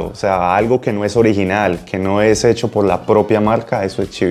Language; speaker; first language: Spanish; native; Spanish